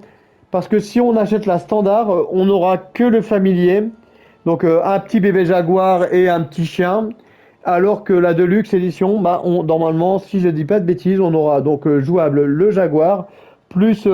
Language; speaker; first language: French; native; French